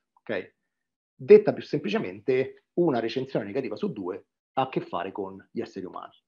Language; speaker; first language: Italian; native; Italian